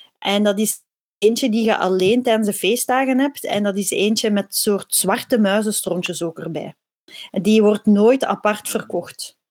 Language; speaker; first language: Dutch; native; Dutch